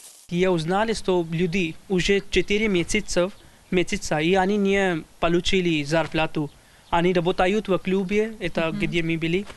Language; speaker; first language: Russian; non-native, learner; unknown